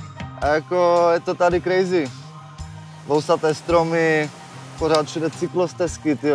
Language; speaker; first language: Czech; native; Czech